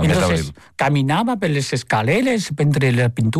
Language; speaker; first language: Catalan; non-native, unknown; Chinese